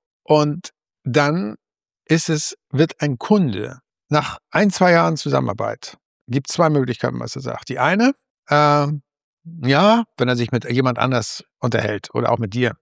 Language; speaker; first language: German; native; German